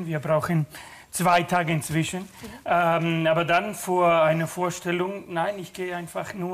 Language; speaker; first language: German; non-native, fluent; Spanish